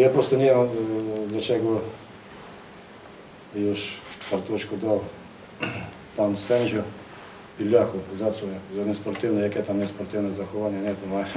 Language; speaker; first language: Polish; non-native, learner; Ukrainian